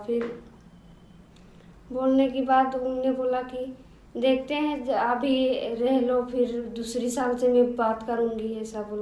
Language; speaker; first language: Hindi; non-native, local second language; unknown